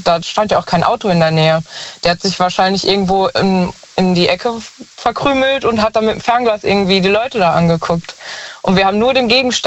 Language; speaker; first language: German; native; German